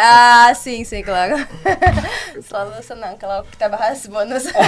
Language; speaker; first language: Indonesian; non-native, fluent; Portuguese